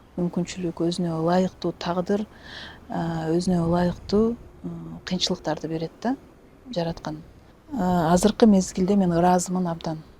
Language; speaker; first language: Kyrgyz; native; Kyrgyz